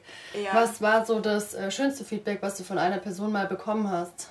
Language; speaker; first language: German; native; German